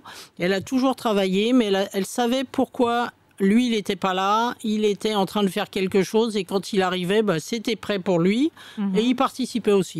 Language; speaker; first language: French; native; French